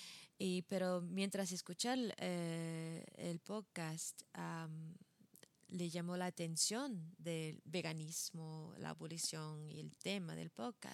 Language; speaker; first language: Spanish; non-native, fluent; English